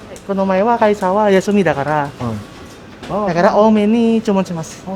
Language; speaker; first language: Japanese; non-native, learner; Indonesian